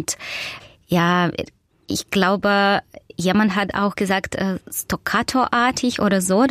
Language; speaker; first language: German; non-native, fluent; Russian